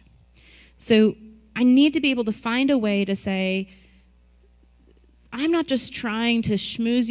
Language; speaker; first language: English; native; English